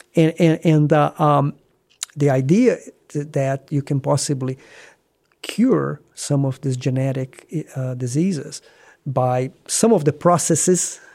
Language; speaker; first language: English; non-native, fluent; Portuguese